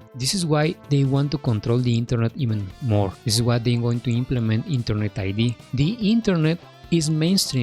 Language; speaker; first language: English; non-native, fluent; Spanish